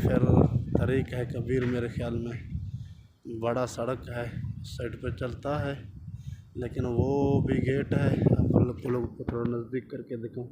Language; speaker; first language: Hindi; non-native, local second language; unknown